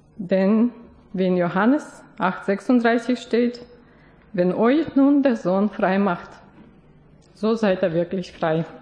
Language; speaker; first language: German; non-native, fluent; Russian